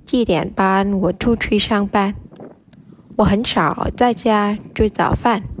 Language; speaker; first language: Chinese; non-native, learner; Vietnamese